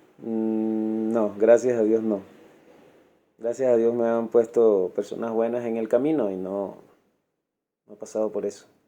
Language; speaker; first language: Spanish; native; Spanish